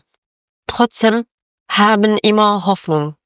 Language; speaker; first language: German; non-native, learner; Persian